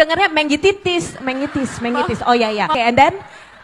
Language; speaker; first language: Indonesian; native; Indonesian